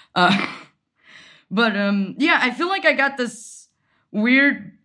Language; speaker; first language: English; non-native, fluent; Portuguese